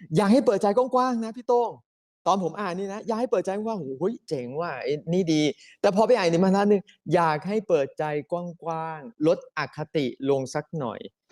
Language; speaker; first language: Thai; native; Thai